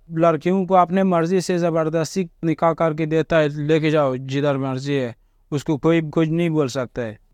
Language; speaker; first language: Urdu; non-native, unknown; Persian